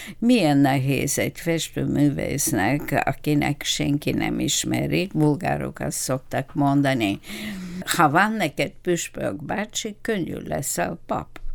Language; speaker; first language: Hungarian; non-native, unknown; Bulgarian